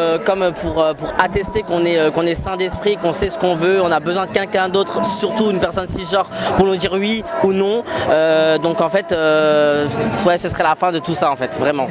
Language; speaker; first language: French; native; French